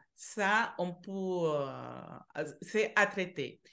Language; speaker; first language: French; non-native, fluent; Spanish